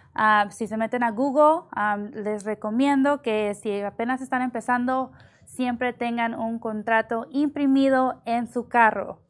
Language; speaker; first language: Spanish; early bilingual, heritage; Spanish